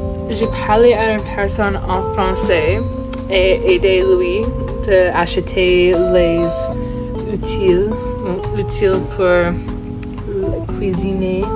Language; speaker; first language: French; non-native, local second language; English